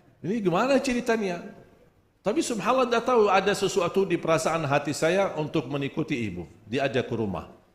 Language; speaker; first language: Malay; non-native, fluent; Arabic